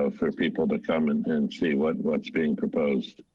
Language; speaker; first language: English; native; English